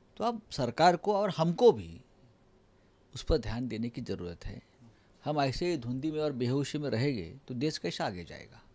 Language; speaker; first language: Hindi; non-native, local second language; Marathi